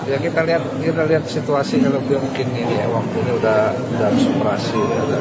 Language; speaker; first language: Indonesian; native; Indonesian